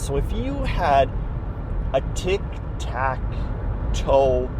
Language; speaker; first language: English; native; English